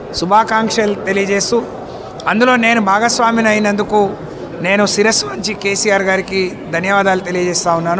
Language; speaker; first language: Telugu; non-native, local second language; Lambadi